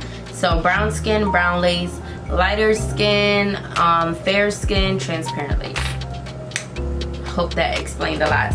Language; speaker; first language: English; native; English